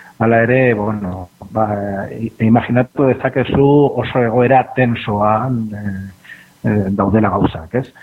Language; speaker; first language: Basque; native; Basque